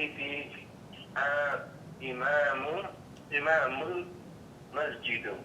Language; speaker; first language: Arabic; non-native, learner; English